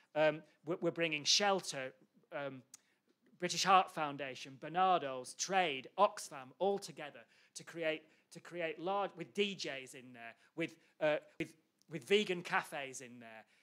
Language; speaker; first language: English; native; English